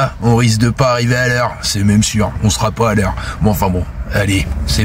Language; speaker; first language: French; native; French